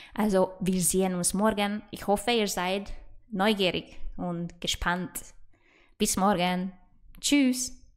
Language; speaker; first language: German; non-native, fluent; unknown